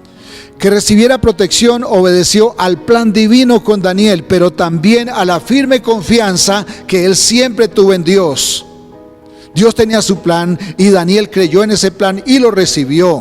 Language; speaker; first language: Spanish; native; Spanish